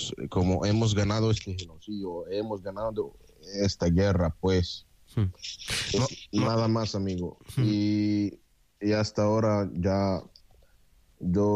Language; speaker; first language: Spanish; non-native, fluent; Arabic